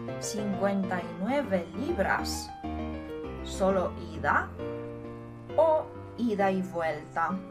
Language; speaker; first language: Spanish; non-native, learner; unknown